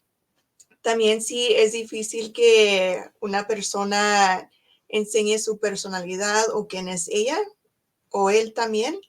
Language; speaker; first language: Spanish; early bilingual, other home language; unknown